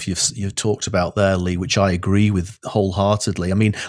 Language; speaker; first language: English; native; English